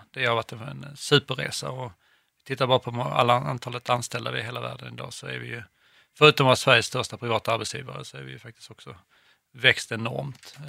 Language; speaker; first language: Swedish; native; Swedish